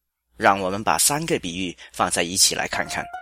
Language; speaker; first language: Chinese; native; Chinese